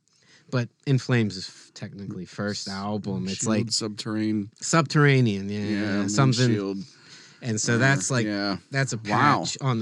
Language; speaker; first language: English; native; English